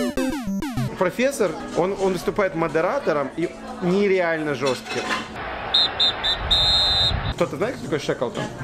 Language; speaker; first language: Russian; native; Russian